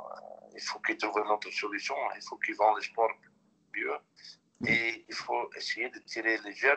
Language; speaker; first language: French; non-native, local second language; Dutch